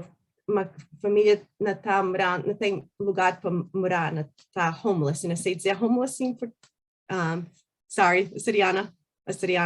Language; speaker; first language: Portuguese; early bilingual, heritage; Portuguese